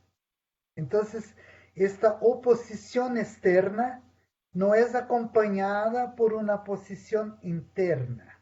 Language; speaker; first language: Spanish; non-native, fluent; Portuguese